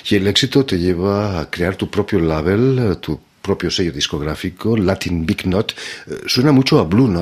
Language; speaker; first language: Spanish; native; Spanish